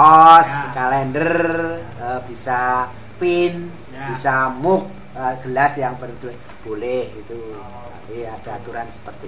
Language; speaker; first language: Indonesian; native; Indonesian